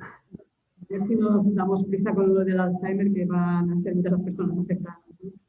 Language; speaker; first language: Spanish; non-native, local second language; Catalan